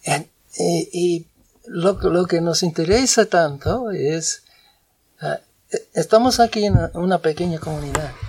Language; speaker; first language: Spanish; non-native, fluent; English